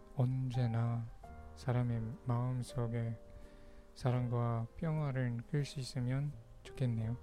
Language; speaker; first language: Korean; non-native, fluent; Pangasinan